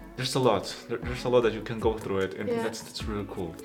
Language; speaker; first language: English; non-native, fluent; Spanish